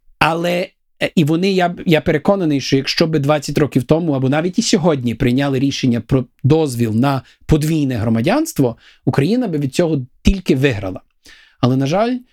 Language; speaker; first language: Ukrainian; early bilingual, heritage; Ukrainian